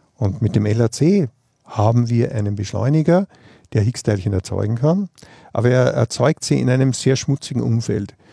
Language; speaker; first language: German; native; German